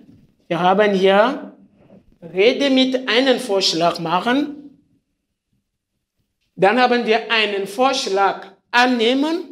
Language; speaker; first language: German; non-native, fluent; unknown